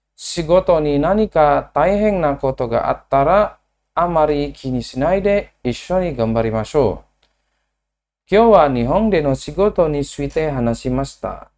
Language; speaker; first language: Japanese; non-native, learner; Indonesian